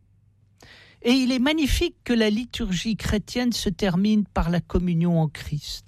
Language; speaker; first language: French; native; French